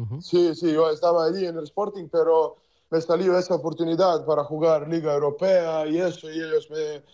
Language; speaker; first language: Spanish; non-native, learner; Serbian